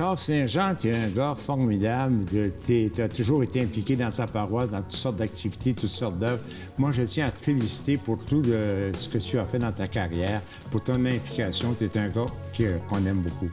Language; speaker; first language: French; native; French